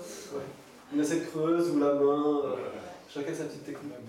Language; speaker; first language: French; native; French